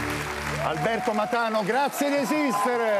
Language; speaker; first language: Italian; native; Italian